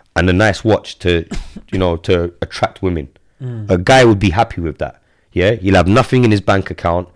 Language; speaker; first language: English; native; English